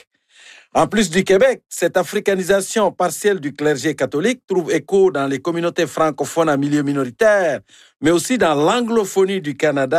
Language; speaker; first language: French; native; French